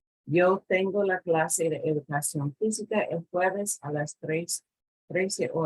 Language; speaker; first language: Spanish; non-native, fluent; English